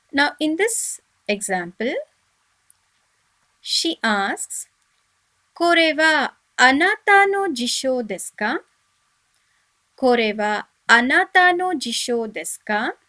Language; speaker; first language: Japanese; non-native, fluent; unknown